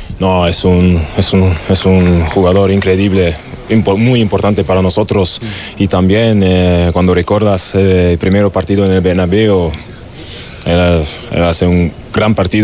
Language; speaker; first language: Spanish; non-native, learner; German